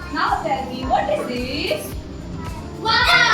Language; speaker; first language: English; non-native, local second language; Hindi